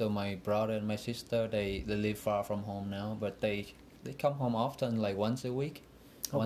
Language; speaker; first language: English; non-native, fluent; Vietnamese